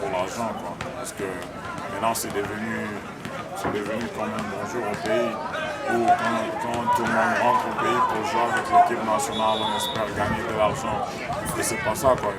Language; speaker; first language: French; non-native, local second language; Swahili